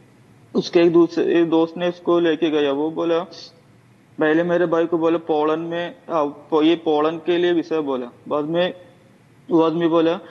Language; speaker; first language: Hindi; non-native, local second language; Malayalam